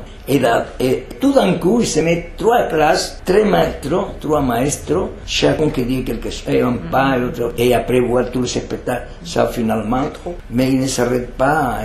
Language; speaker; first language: French; non-native, fluent; Spanish